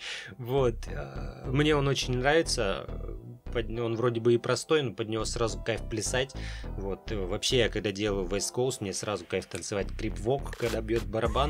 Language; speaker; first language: Russian; native; Russian